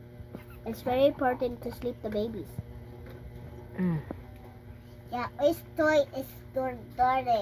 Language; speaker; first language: English; non-native, local second language; Cebuano